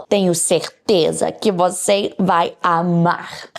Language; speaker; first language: Portuguese; non-native, learner; English